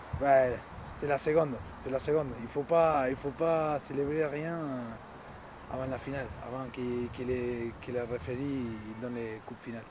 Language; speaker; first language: French; non-native, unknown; Spanish